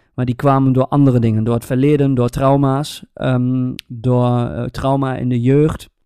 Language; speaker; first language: Dutch; native; Dutch